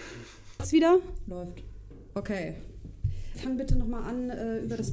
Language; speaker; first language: German; native; German